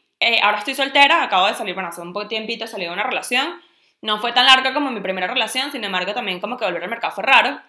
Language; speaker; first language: Spanish; native; Spanish